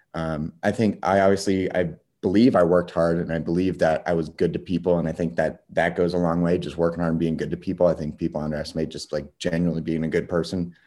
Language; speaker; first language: English; native; English